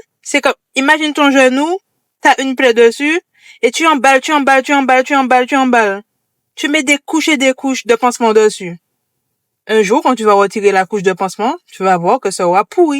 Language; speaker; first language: French; native; French